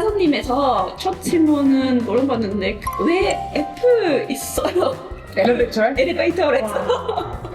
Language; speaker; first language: Korean; non-native, learner; French